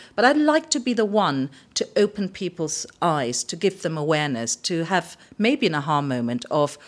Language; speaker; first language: English; early bilingual, other home language; German